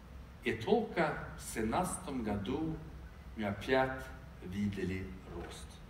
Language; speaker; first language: Russian; non-native, fluent; Swedish